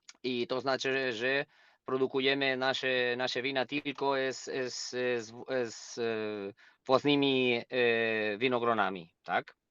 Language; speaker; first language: Polish; non-native, learner; Spanish